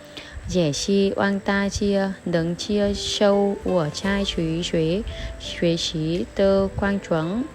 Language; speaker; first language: Chinese; non-native, learner; Vietnamese